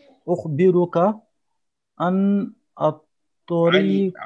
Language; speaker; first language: Arabic; non-native, learner; French